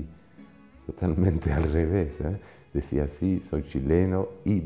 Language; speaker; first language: Spanish; non-native, fluent; French